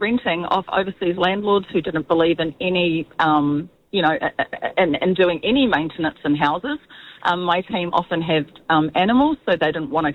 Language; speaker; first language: English; native; English